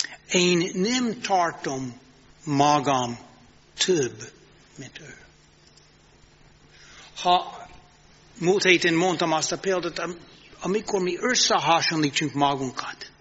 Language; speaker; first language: Hungarian; non-native, fluent; English